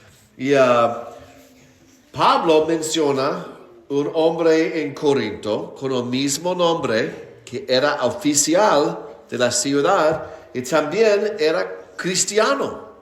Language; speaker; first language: Spanish; non-native, fluent; English